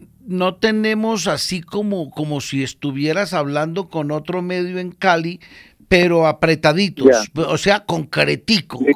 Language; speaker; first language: Spanish; native; Spanish